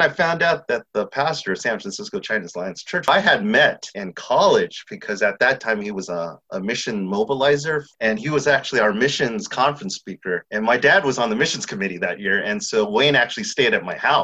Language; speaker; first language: English; native; English